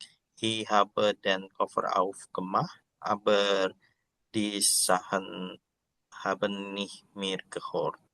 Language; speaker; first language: German; non-native, learner; Indonesian